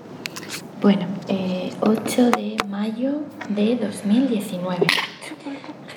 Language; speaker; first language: Spanish; native; Spanish